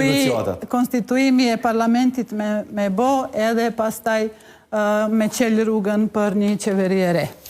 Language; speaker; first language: Albanian; non-native, local second language; Bosnian